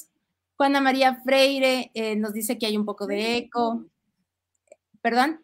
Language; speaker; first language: Spanish; native; Spanish